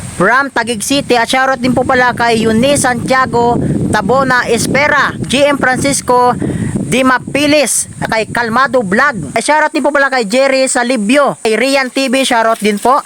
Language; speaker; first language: Filipino; non-native, local second language; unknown